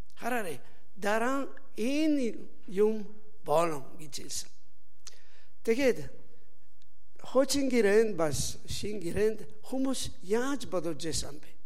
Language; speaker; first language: Mongolian; non-native, learner; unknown